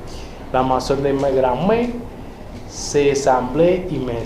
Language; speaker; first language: French; non-native, learner; Spanish